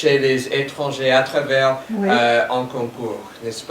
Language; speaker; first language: French; non-native, fluent; English